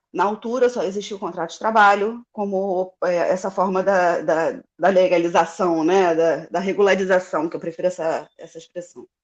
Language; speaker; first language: Portuguese; native; Portuguese